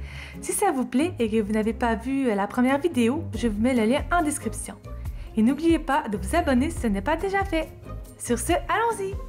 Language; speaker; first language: French; native; French